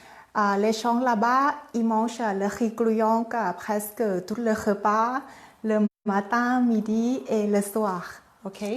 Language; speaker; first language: French; non-native, learner; Thai